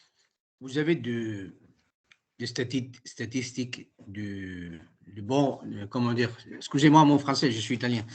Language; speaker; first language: French; non-native, fluent; Italian